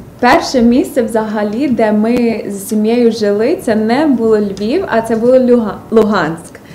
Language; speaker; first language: Ukrainian; early bilingual, other home language; English